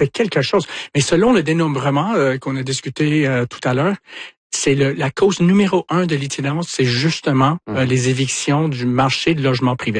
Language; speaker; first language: French; native; French